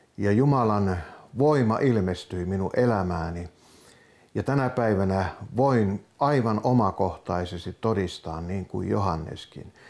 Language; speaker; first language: Finnish; native; Finnish